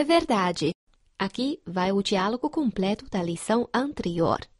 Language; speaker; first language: Portuguese; non-native, fluent; Chinese